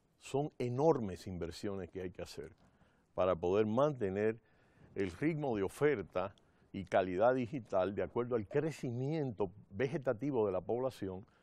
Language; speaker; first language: Spanish; native; Spanish